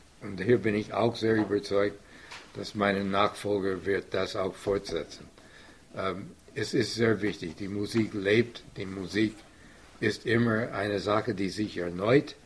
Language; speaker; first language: German; non-native, fluent; English